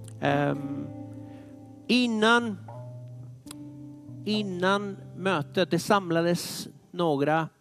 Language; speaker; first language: Swedish; non-native, fluent; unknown